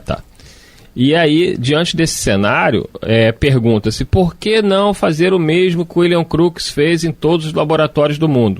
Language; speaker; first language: Portuguese; native; Portuguese